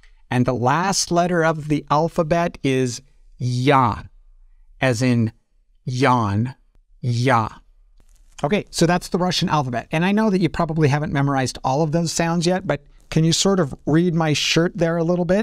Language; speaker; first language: English; native; English